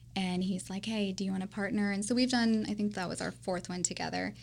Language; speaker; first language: English; native; English